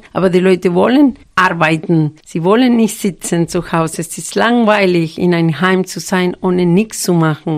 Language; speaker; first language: German; non-native, fluent; Spanish